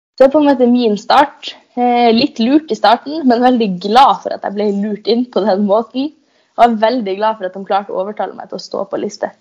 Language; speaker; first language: Norwegian; native; Norwegian